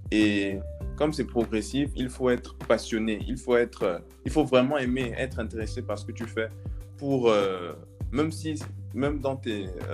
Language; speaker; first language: French; native; French